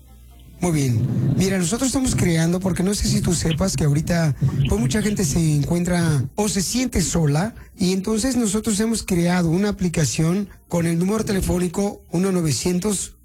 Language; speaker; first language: Spanish; native; Spanish